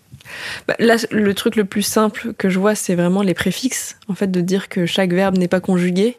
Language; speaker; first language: French; early bilingual, other home language; Indonesian